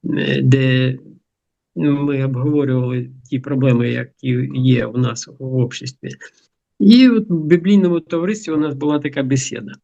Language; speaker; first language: Ukrainian; non-native, local second language; Russian